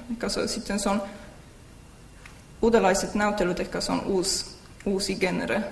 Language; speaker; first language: Finnish; non-native, fluent; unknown